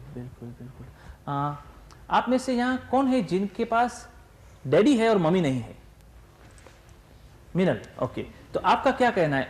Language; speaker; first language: Hindi; native; Hindi